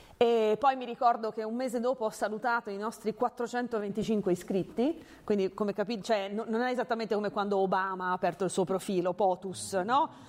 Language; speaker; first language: Italian; early bilingual, other home language; Hungarian